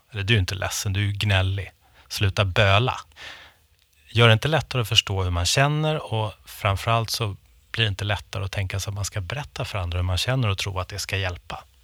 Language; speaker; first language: Swedish; native; Swedish